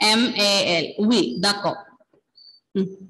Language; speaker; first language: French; non-native, fluent; Malayalam